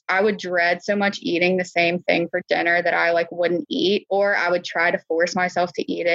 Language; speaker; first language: English; native; English